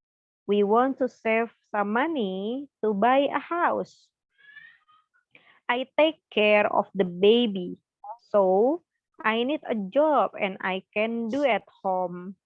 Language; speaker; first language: English; non-native, fluent; Indonesian